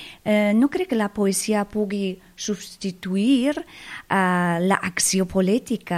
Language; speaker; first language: Catalan; non-native, fluent; Persian